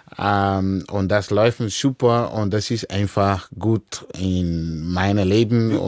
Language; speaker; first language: German; non-native, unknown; Dyula